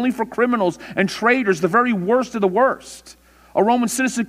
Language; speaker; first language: English; native; English